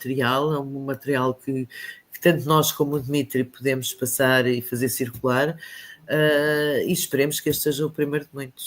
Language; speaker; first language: Portuguese; native; Portuguese